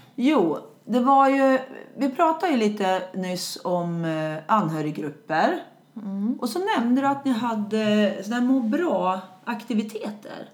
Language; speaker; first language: Swedish; native; Swedish